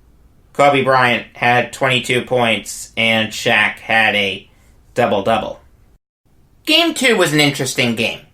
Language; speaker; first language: English; native; English